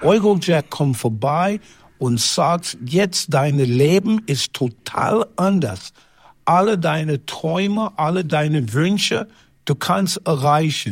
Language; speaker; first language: German; non-native, fluent; English